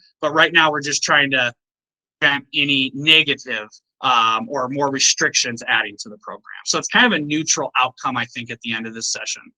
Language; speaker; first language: English; native; English